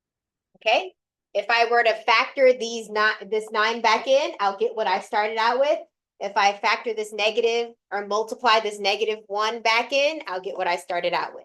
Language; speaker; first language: English; native; English